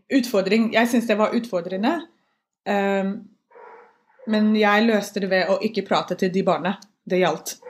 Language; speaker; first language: Norwegian; non-native, fluent; English